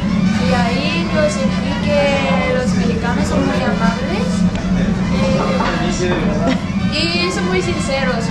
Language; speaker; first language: Spanish; non-native, learner; Korean